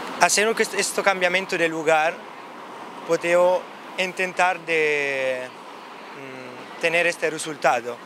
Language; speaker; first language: Spanish; non-native, learner; Italian